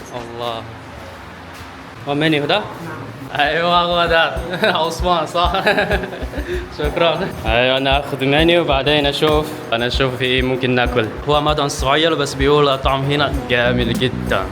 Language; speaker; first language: Arabic; non-native, fluent; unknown